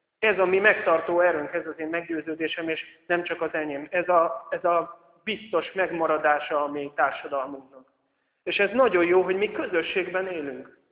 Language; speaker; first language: Hungarian; native; Hungarian